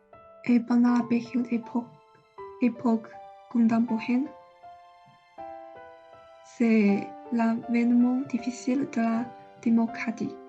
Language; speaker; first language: French; non-native, learner; Chinese